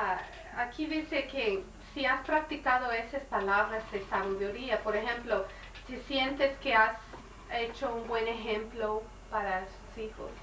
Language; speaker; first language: Spanish; non-native, learner; English